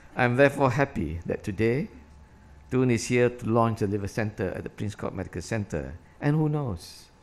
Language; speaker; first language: English; non-native, local second language; Malay